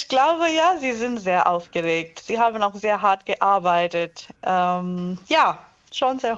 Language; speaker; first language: German; non-native, fluent; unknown